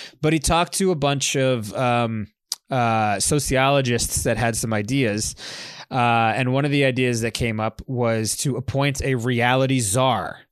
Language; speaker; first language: English; native; English